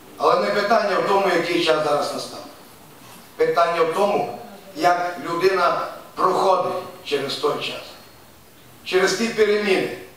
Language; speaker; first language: Ukrainian; native; Ukrainian